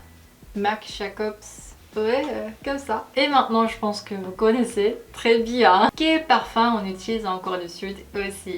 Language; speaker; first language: French; non-native, fluent; Korean